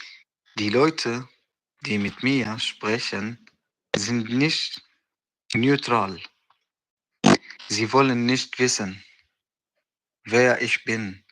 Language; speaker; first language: German; non-native, learner; Arabic